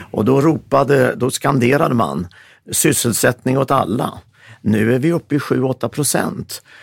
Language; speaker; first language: Swedish; native; Swedish